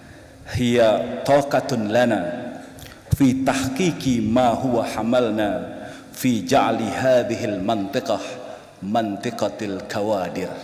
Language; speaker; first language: Arabic; non-native, fluent; Indonesian